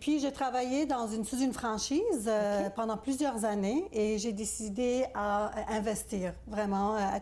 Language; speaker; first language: French; native; French